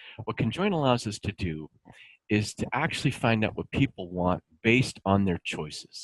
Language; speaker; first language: English; native; English